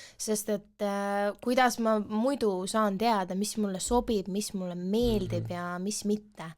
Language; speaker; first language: Estonian; non-native, local second language; Russian